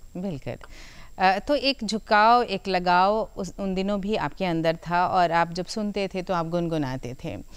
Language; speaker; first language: Hindi; native; Hindi